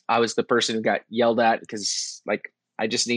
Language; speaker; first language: English; native; English